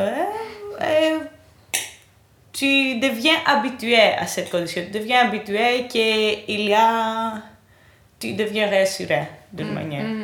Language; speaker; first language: French; non-native, fluent; Greek